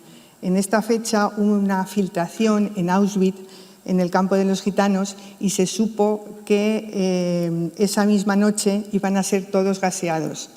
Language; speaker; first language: Spanish; native; Spanish